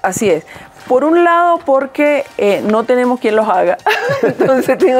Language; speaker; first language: Spanish; native; Spanish